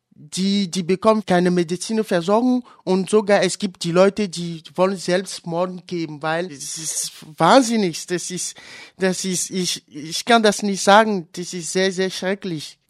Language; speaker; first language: German; non-native, fluent; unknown